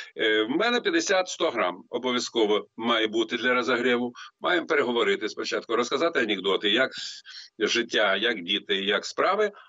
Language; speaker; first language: Ukrainian; native; Ukrainian